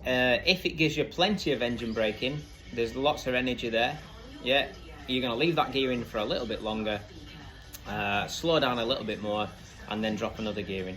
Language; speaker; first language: English; native; English